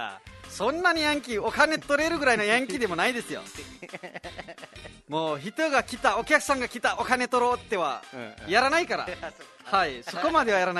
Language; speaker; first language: Japanese; non-native, fluent; Nepali